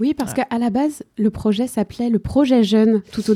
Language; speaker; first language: French; native; French